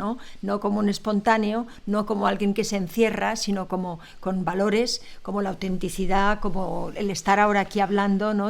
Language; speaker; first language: Spanish; native; Spanish